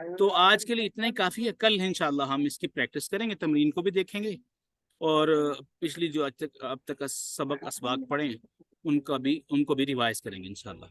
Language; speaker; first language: Urdu; native; Urdu